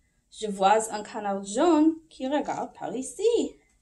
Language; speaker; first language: French; non-native, fluent; English